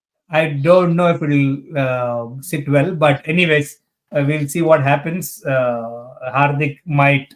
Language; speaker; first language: English; non-native, local second language; Hindi